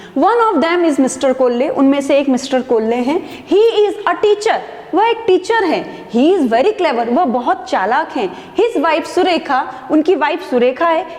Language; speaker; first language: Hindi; non-native, local second language; Marathi